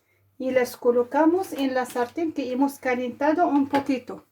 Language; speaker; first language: Spanish; non-native, fluent; Arabic